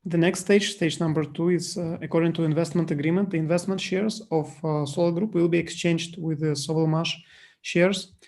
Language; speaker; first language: English; non-native, fluent; Russian